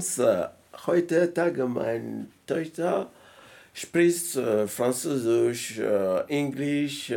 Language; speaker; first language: German; non-native, learner; French